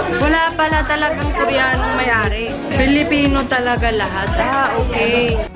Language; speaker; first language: Filipino; non-native, local second language; Iloko